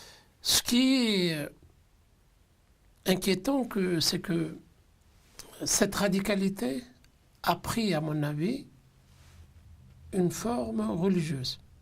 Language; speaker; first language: French; non-native, local second language; Arabic